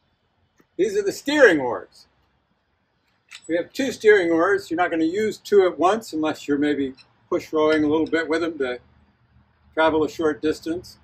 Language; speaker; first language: English; native; English